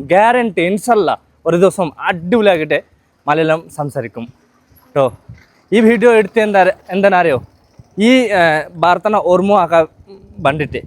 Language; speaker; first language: Malayalam; non-native, learner; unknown